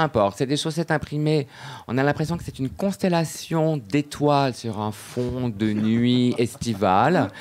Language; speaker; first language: French; native; French